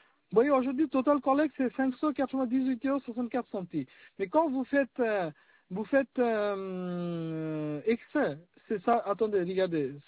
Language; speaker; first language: French; non-native, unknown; Bangla